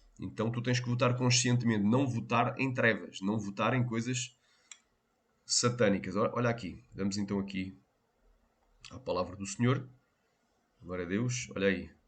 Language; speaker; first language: Portuguese; native; Portuguese